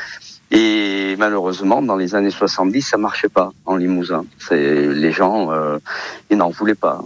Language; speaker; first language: French; early bilingual, other home language; Portuguese